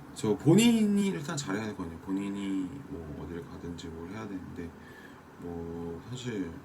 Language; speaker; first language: Korean; native; Korean